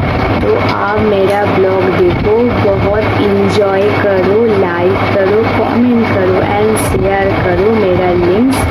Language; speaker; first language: Hindi; non-native, local second language; Bangla